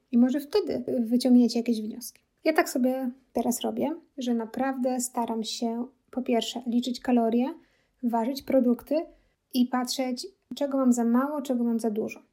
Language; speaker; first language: Polish; native; Polish